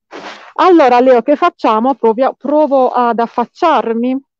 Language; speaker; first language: Italian; native; Italian